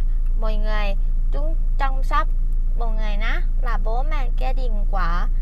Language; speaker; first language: Vietnamese; non-native, learner; Thai